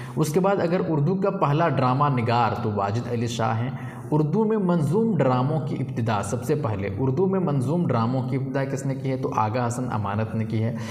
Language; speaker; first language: Hindi; non-native, local second language; Urdu